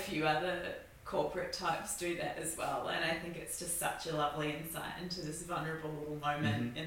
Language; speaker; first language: English; native; English